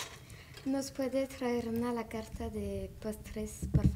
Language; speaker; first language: Spanish; non-native, learner; French